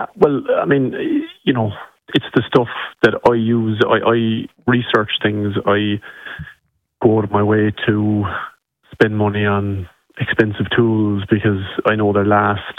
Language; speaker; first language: English; native; English